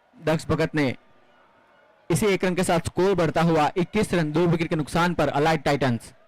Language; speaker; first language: Hindi; non-native, local second language; Gujarati